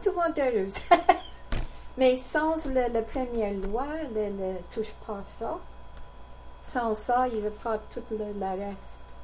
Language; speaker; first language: French; non-native, learner; English